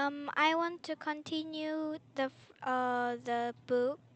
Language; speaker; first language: English; non-native, learner; Korean